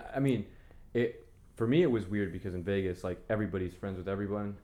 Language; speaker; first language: English; early bilingual, other home language; Spanish